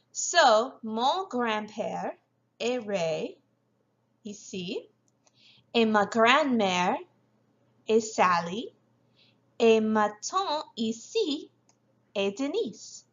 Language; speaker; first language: French; non-native, fluent; English